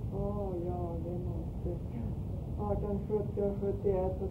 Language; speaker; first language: Swedish; early bilingual, heritage; Swedish